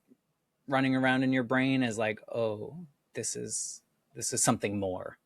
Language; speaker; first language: English; native; English